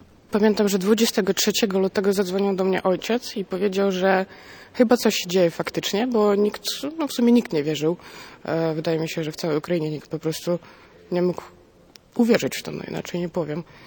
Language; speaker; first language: Polish; non-native, fluent; Ukrainian